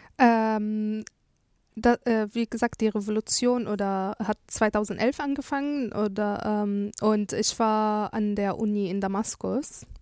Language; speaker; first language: German; non-native, fluent; Arabic